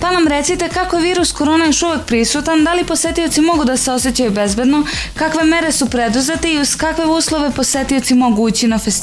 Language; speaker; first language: Serbian; native; Serbian